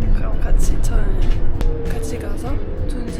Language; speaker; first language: Korean; non-native, learner; French